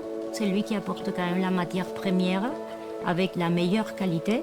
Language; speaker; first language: French; non-native, fluent; Spanish